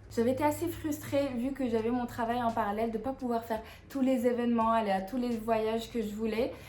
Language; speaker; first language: French; non-native, local second language; Arabic